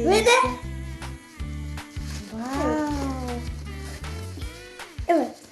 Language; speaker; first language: Turkish; early bilingual, heritage; Turkish